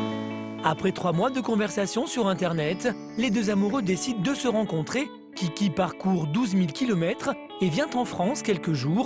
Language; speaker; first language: French; native; French